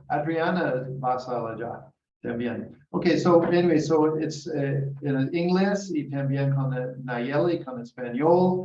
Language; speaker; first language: Spanish; non-native, learner; English